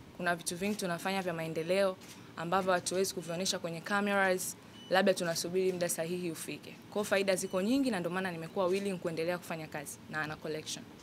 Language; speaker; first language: Swahili; native; Swahili